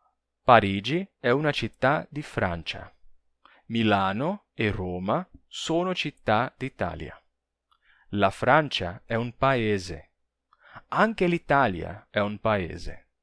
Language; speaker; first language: Italian; non-native, fluent; Portuguese